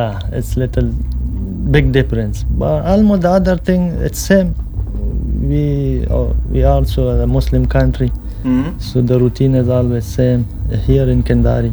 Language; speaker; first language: English; non-native, local second language; Pashto